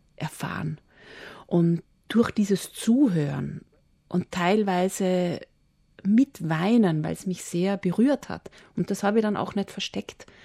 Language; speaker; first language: German; native; German